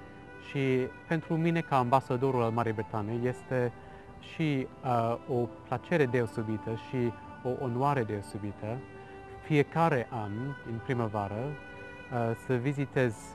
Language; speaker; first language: Romanian; non-native, fluent; English